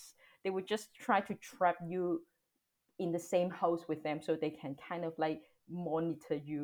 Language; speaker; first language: English; non-native, local second language; Cantonese